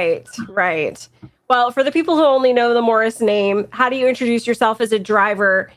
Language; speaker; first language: English; native; English